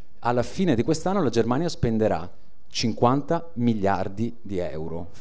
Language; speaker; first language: Italian; native; Italian